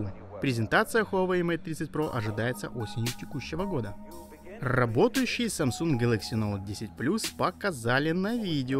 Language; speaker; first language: Russian; native; Russian